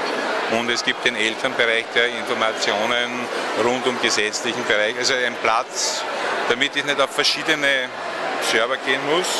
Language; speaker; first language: German; native; German